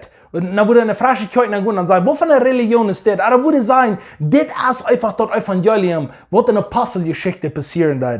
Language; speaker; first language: German; non-native, learner; English